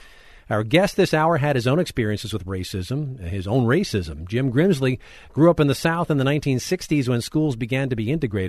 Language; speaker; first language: English; native; English